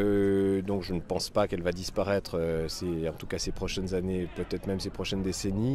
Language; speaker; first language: French; native; French